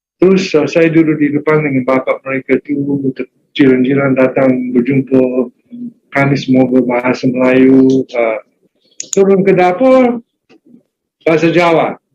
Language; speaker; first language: Malay; non-native, fluent; English